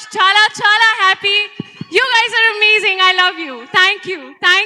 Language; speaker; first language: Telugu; non-native, learner; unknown